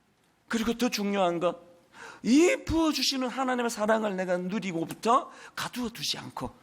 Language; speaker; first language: Korean; native; Korean